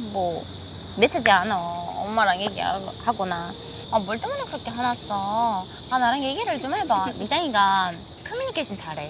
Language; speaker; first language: Korean; non-native, fluent; Romanian